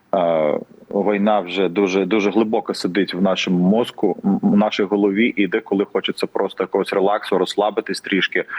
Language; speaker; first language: Ukrainian; non-native, fluent; Russian